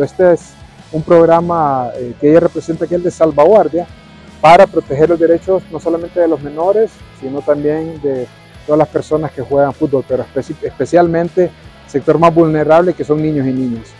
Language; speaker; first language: Spanish; native; Spanish